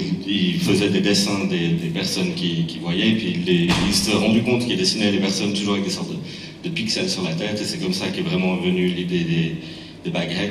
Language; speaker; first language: French; native; French